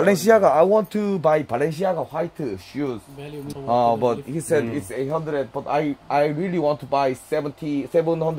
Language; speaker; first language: English; non-native, learner; Korean